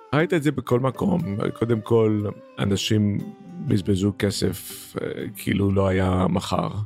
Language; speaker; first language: Hebrew; non-native, fluent; Greek